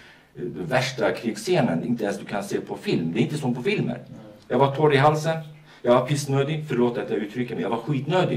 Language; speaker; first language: Swedish; non-native, fluent; Kurdish